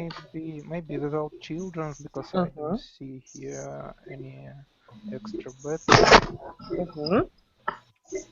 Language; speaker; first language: English; non-native, learner; Russian